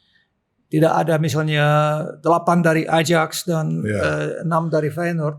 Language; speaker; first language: Indonesian; non-native, local second language; Dutch